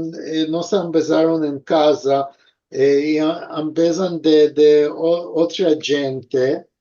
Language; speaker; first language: Spanish; early bilingual, heritage; Ladino